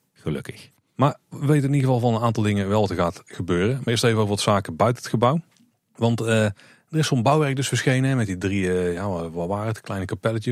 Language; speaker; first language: Dutch; native; Dutch